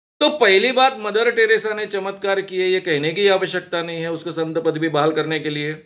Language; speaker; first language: Hindi; non-native, local second language; Marathi